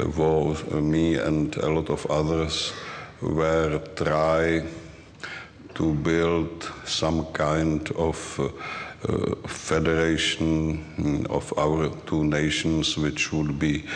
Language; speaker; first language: English; non-native, learner; Czech